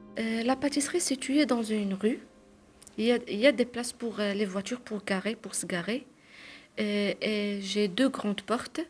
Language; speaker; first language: French; non-native, local second language; Arabic